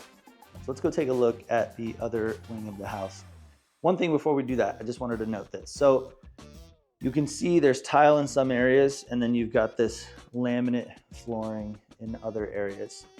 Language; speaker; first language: English; native; English